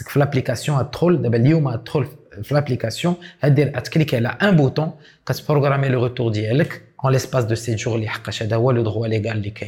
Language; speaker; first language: French; non-native, local second language; Arabic